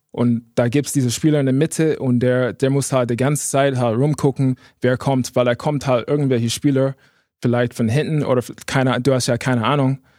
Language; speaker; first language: German; non-native, fluent; English